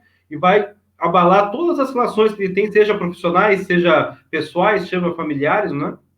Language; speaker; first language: Portuguese; native; Portuguese